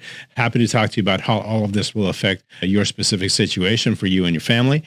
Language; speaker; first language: English; native; English